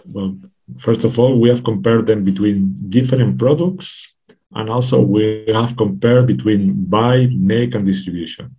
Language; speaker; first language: English; non-native, fluent; Spanish